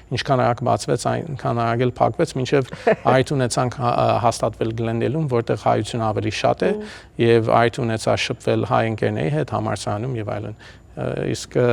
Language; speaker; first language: Armenian; early bilingual, heritage; Armenian